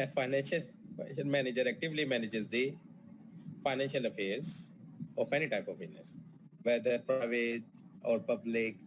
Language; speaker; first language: English; non-native, local second language; Urdu